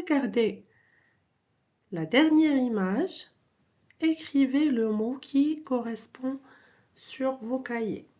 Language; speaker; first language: French; non-native, local second language; Arabic